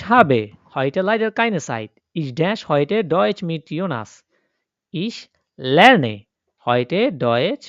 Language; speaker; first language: German; non-native, fluent; Bangla